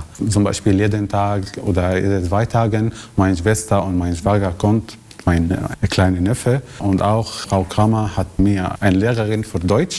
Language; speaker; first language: German; non-native, learner; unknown